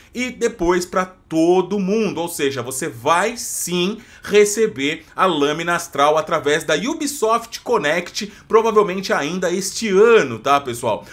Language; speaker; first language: Portuguese; native; Portuguese